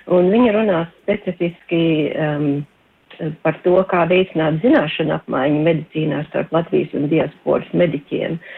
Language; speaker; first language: Latvian; early bilingual, heritage; Latvian